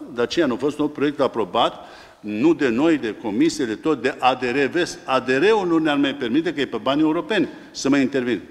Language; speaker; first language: Romanian; native; Romanian